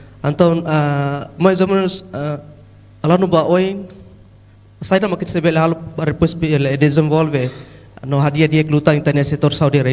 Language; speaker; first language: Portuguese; non-native, local second language; Tetum